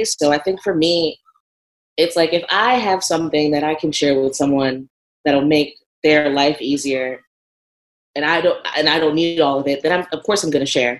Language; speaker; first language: English; native; English